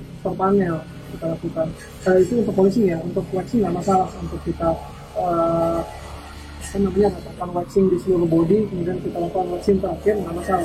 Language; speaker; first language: Indonesian; native; Indonesian